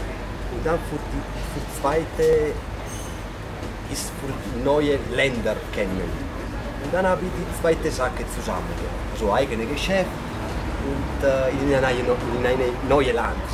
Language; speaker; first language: German; non-native, learner; Italian